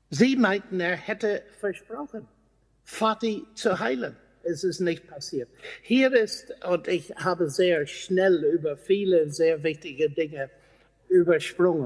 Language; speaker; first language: German; non-native, fluent; English